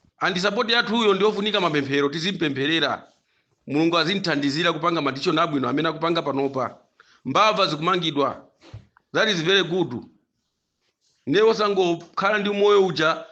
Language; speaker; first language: Nyanja; non-native, local second language; Tumbuka